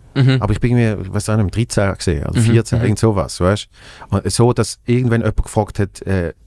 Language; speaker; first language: German; native; German